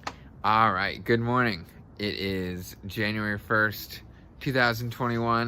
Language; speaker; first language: English; native; English